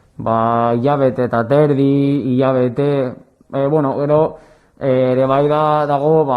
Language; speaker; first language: Basque; non-native, local second language; Spanish